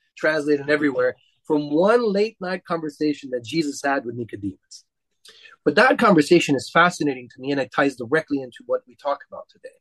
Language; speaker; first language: English; non-native, fluent; Romanian